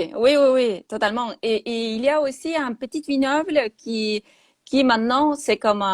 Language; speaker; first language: French; non-native, fluent; Spanish